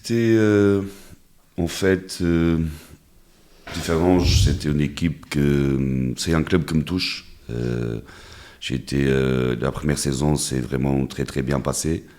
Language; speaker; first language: French; non-native, fluent; Portuguese